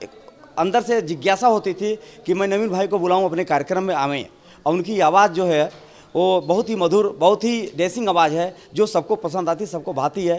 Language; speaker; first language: Hindi; native; Hindi